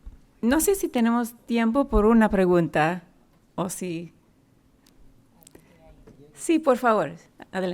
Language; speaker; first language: Spanish; non-native, fluent; English